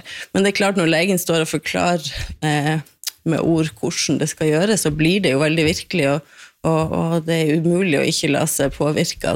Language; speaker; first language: Norwegian; native; Norwegian